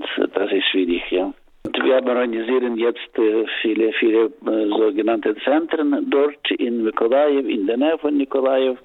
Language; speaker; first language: German; non-native, learner; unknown